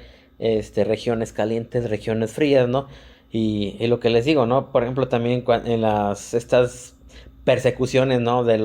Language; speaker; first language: Spanish; native; Spanish